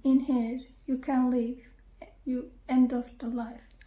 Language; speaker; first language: English; non-native, learner; Azerbaijani